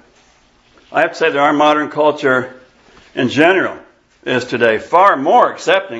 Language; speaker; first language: English; native; English